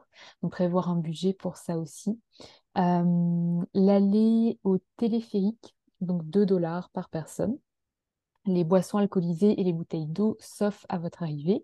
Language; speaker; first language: French; native; French